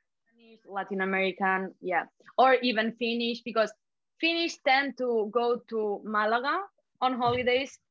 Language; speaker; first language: English; non-native, fluent; Spanish